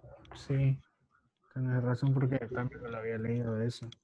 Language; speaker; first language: Spanish; native; Spanish